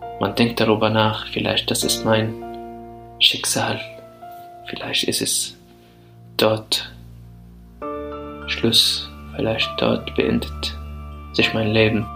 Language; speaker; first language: German; non-native, fluent; Arabic